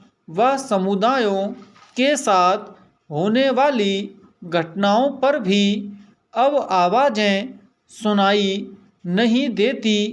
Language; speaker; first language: Hindi; native; Hindi